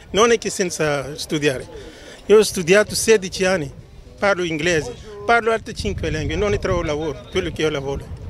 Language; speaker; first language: Italian; non-native, learner; Urdu